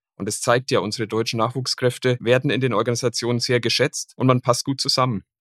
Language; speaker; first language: German; native; German